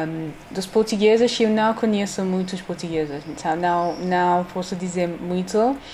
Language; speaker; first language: Portuguese; non-native, learner; English